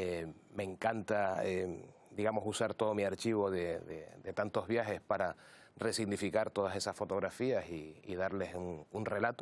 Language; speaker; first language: Spanish; native; Spanish